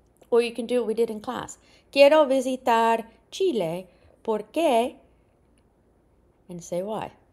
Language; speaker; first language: English; native; English